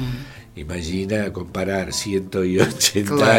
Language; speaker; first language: Portuguese; non-native, fluent; Spanish